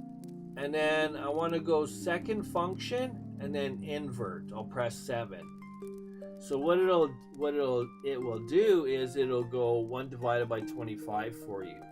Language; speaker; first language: English; native; English